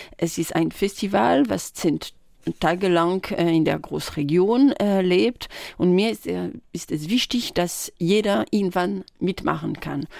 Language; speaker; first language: German; non-native, fluent; French